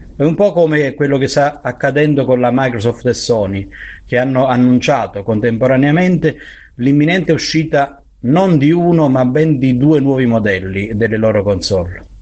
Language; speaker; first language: Italian; native; Italian